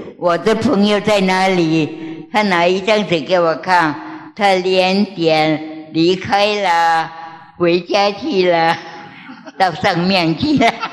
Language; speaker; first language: Chinese; non-native, learner; Min Nan Chinese